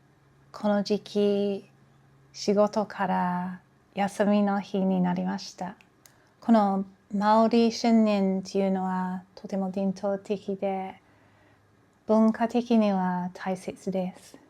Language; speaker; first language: Japanese; non-native, learner; English